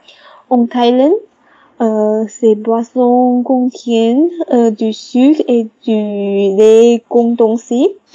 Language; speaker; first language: French; non-native, learner; Chinese